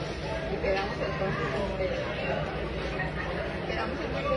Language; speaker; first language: Spanish; native; Spanish